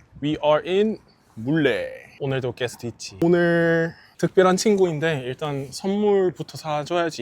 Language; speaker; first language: Korean; non-native, fluent; English